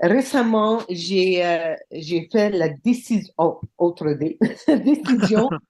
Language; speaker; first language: French; non-native, local second language; English